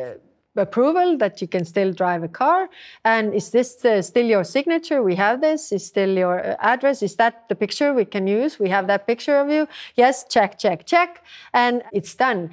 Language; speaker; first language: English; non-native, fluent; Estonian